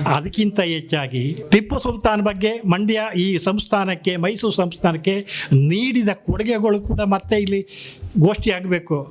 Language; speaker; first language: Kannada; native; Kannada